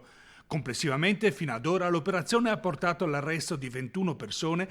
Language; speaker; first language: Italian; native; Italian